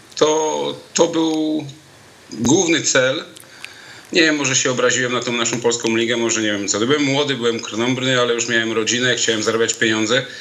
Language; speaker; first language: Polish; native; Polish